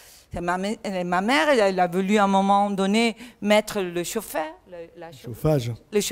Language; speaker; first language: French; non-native, learner; Catalan